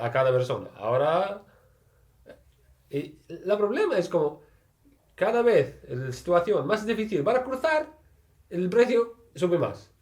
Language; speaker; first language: Spanish; non-native, learner; Arabic